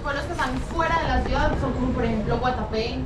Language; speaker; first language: Spanish; native; Spanish